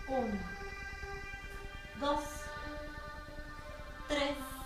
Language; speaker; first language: Spanish; native; Spanish